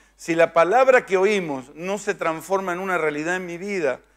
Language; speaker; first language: Spanish; native; Spanish